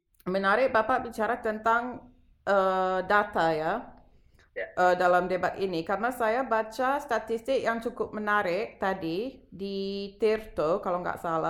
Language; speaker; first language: Indonesian; non-native, fluent; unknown